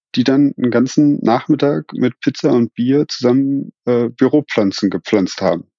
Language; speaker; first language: German; native; German